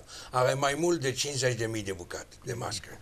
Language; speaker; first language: Romanian; non-native, learner; French